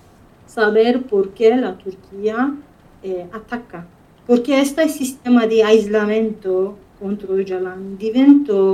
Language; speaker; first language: Spanish; non-native, fluent; Kurdish